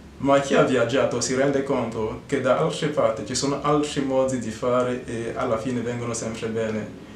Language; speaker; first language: Italian; non-native, fluent; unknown